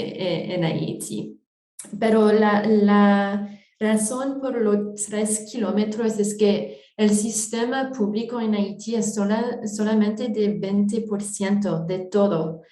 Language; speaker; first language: Spanish; non-native, fluent; French